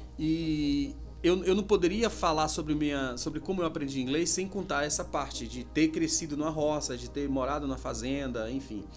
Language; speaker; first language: Portuguese; native; Portuguese